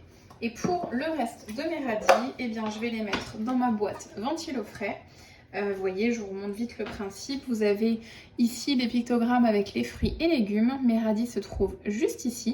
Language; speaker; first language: French; native; French